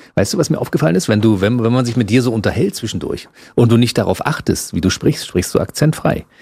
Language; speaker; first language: German; native; German